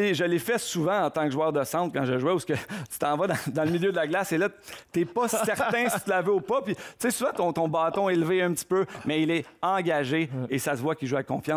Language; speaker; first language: French; native; French